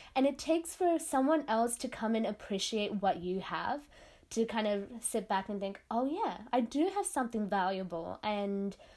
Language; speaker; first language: English; non-native, local second language; Tamil